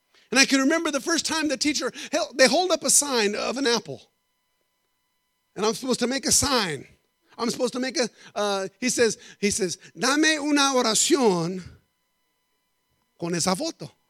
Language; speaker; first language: English; native; English